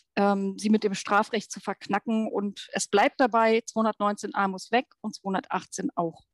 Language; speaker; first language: German; native; German